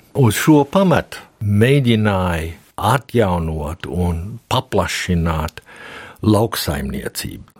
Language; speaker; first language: Latvian; early bilingual, heritage; Latvian